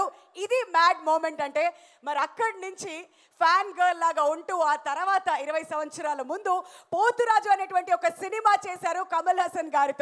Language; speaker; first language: Telugu; native; Telugu